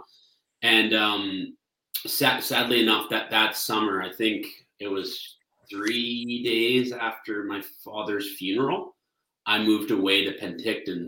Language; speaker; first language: English; native; English